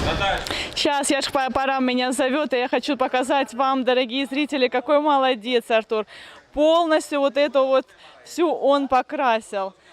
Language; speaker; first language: Russian; native; Russian